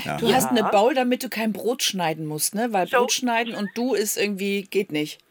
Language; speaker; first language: German; native; German